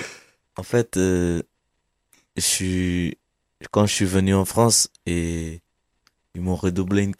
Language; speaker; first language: French; non-native, fluent; Kabuverdianu